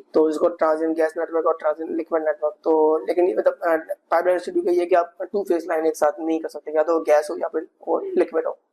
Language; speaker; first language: Urdu; native; Urdu